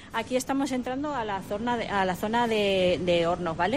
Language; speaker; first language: Spanish; native; Spanish